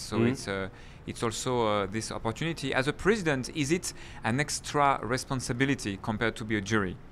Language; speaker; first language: English; non-native, fluent; French